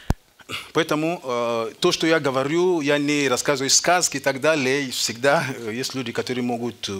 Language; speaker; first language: Russian; native; Russian